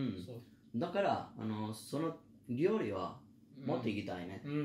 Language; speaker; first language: Japanese; non-native, learner; Spanish